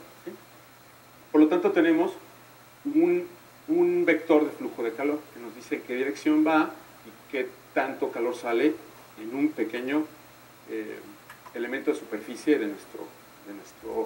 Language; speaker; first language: Spanish; native; Spanish